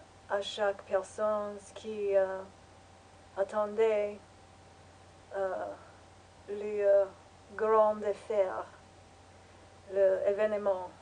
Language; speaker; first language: French; non-native, learner; English